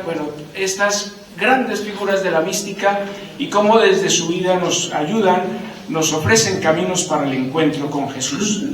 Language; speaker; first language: Spanish; native; Spanish